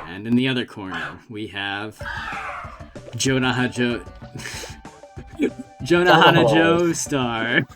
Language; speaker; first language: English; native; English